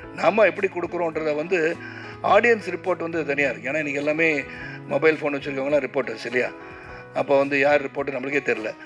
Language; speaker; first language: Tamil; native; Tamil